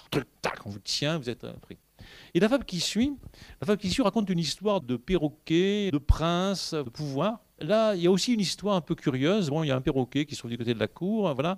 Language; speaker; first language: French; native; French